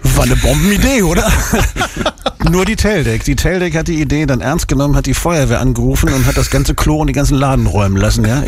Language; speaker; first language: German; native; German